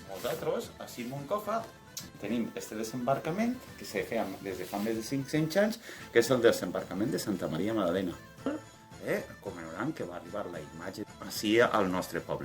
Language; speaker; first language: Catalan; native; Catalan